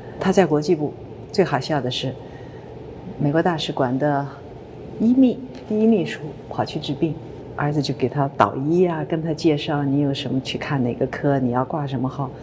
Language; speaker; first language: Chinese; native; Chinese